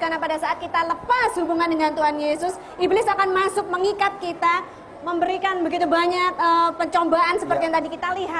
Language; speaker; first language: Indonesian; native; Indonesian